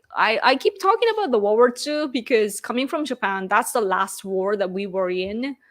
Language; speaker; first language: English; non-native, fluent; Japanese